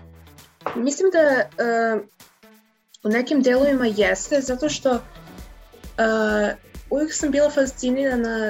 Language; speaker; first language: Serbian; early bilingual, heritage; English